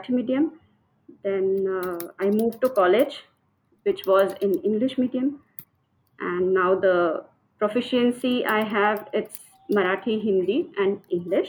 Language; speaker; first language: English; non-native, local second language; Marathi